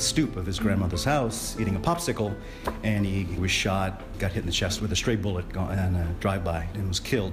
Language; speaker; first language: English; native; English